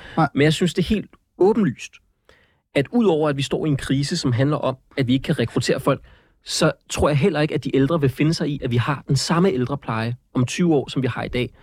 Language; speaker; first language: Danish; early bilingual, other home language; Central Kurdish